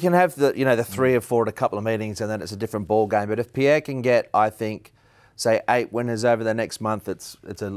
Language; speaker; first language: English; native; English